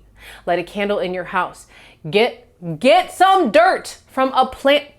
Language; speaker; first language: English; native; English